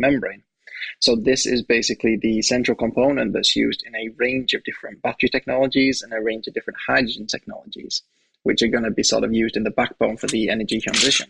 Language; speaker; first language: English; native; English